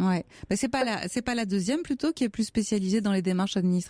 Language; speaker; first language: French; native; French